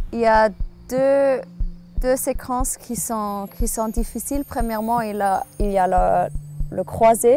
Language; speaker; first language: French; non-native, learner; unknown